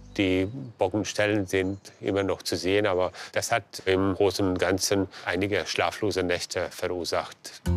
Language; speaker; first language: German; non-native, fluent; Hungarian